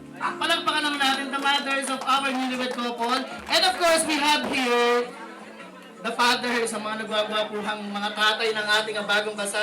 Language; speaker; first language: Filipino; native; Filipino